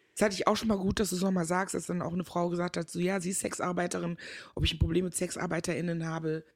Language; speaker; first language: German; early bilingual, other home language; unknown